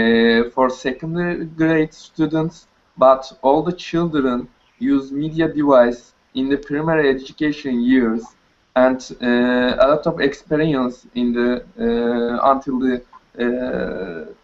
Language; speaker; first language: English; non-native, learner; Turkish